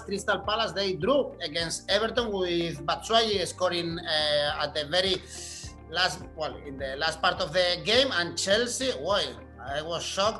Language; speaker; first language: English; non-native, fluent; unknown